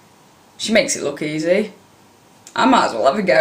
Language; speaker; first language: English; native; English